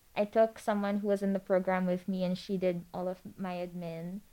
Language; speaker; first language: English; non-native, local second language; Filipino